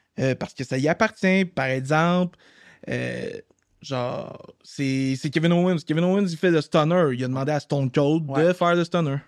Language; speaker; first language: French; native; French